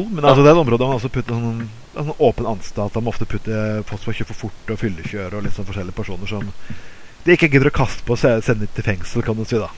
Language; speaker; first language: Norwegian; native; Norwegian